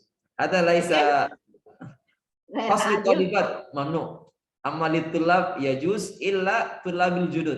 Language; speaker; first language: Arabic; non-native, fluent; Indonesian